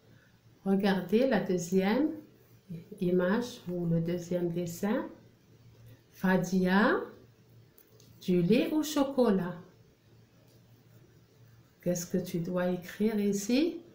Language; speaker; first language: French; non-native, local second language; Arabic